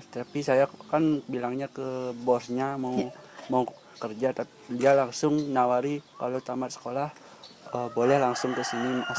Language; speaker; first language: Indonesian; non-native, local second language; Balinese